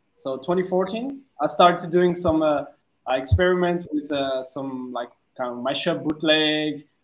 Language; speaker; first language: English; non-native, fluent; French